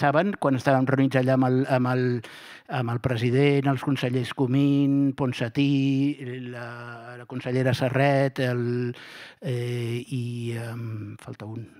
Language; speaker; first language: Catalan; native; Catalan